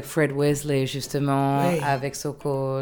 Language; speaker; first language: French; native; French